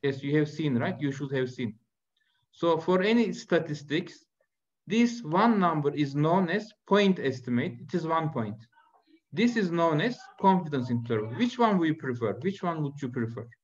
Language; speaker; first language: English; non-native, fluent; Turkish